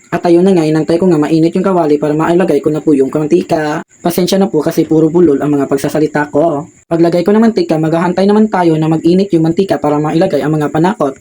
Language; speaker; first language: Filipino; non-native, local second language; Hiligaynon